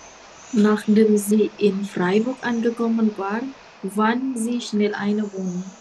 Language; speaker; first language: German; non-native, learner; Indonesian